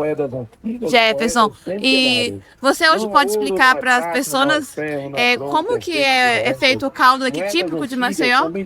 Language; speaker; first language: Portuguese; non-native, fluent; Spanish